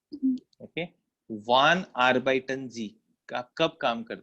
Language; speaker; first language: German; non-native, fluent; Hindi